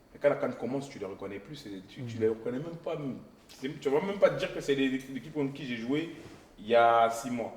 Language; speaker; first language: French; early bilingual, other home language; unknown